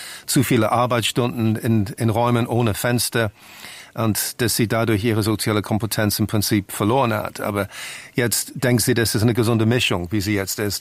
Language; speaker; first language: German; non-native, fluent; English